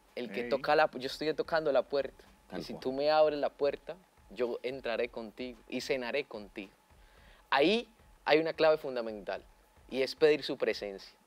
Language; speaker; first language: Spanish; native; Spanish